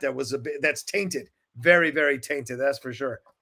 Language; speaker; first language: English; native; English